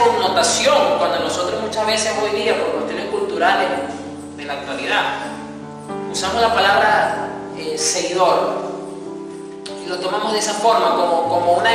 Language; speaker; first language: Spanish; native; Spanish